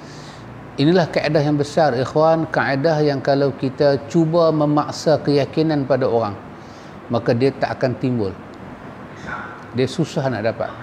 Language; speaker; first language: Malay; native; Malay